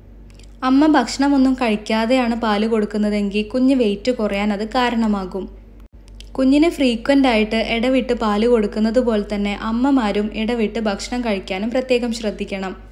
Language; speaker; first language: Malayalam; native; Malayalam